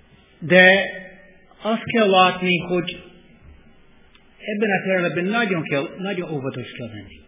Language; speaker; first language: Hungarian; non-native, fluent; English